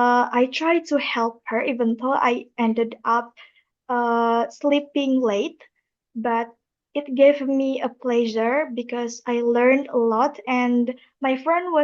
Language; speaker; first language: English; non-native, learner; Indonesian